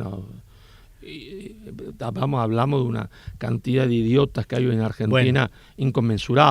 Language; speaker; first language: Spanish; native; Spanish